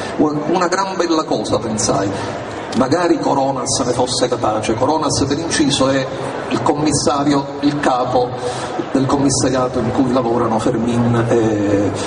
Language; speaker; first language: Italian; native; Italian